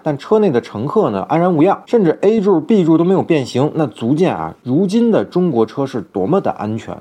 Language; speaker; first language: Chinese; native; Chinese